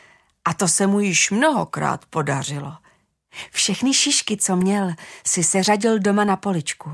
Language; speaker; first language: Czech; native; Czech